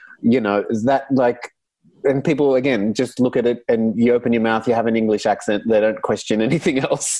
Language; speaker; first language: English; non-native, local second language; Arabic